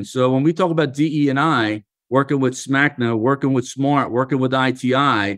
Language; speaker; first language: English; native; English